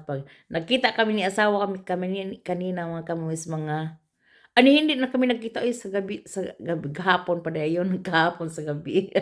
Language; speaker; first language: Filipino; non-native, local second language; Cebuano